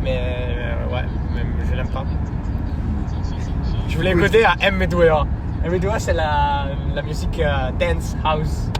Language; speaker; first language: French; non-native, fluent; Italian